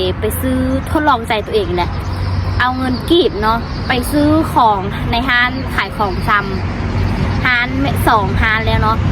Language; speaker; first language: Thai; non-native, learner; Lao